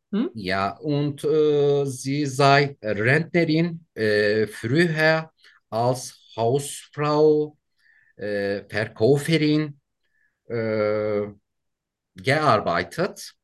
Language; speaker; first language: German; non-native, learner; Turkish